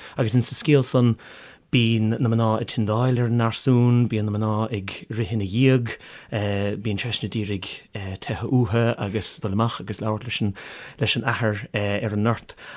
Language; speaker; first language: Irish; native; Irish